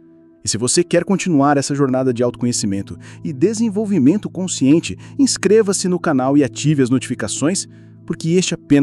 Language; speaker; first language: Portuguese; native; Portuguese